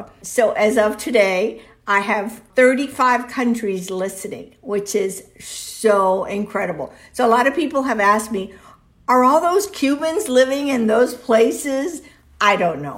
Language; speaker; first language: English; early bilingual, other home language; Spanish